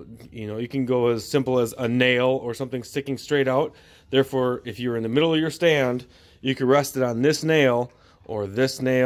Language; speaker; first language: English; native; English